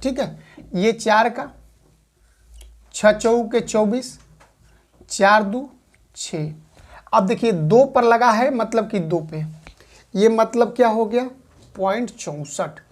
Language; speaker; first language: Hindi; native; Hindi